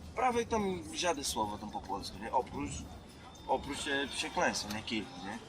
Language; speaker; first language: Polish; non-native, learner; Portuguese